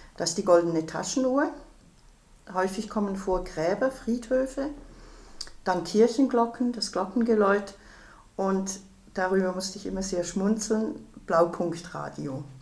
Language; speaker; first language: German; native; German